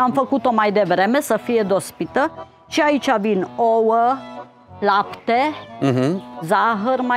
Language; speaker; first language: Romanian; non-native, local second language; Czech